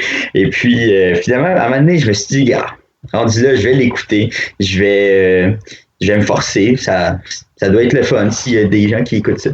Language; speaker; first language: French; native; French